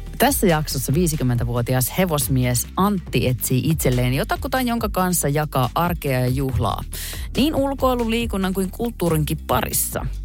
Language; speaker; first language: Finnish; native; Finnish